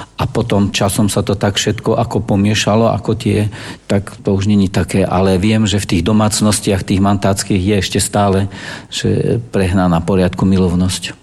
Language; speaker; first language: Slovak; non-native, local second language; German